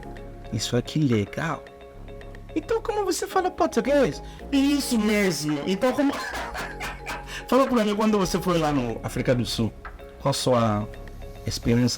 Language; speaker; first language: Portuguese; non-native, learner; Igbo